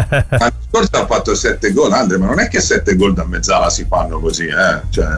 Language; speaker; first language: Italian; native; Italian